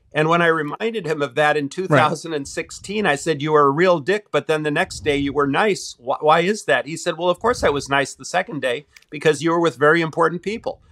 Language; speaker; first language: English; native; English